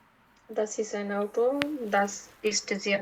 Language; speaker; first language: German; non-native, learner; Bangla